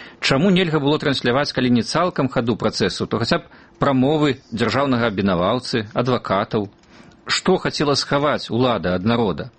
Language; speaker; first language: Belarusian; native; Belarusian